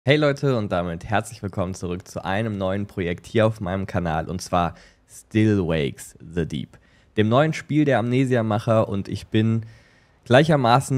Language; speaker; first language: German; native; German